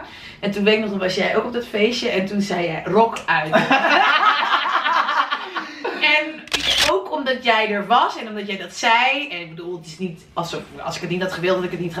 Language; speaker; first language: Dutch; native; Dutch